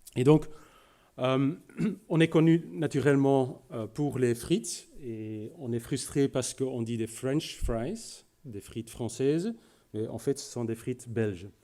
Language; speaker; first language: French; non-native, local second language; Dutch